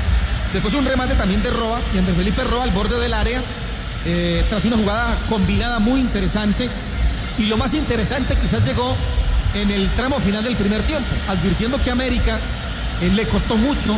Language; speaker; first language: Spanish; native; Spanish